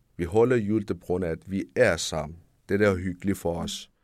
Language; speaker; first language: Danish; non-native, learner; Persian